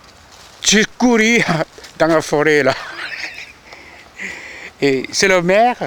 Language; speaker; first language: French; non-native, fluent; Korean